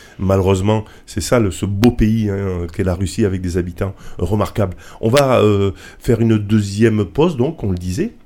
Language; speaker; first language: French; native; French